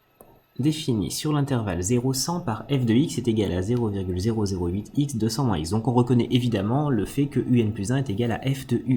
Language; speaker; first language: French; native; French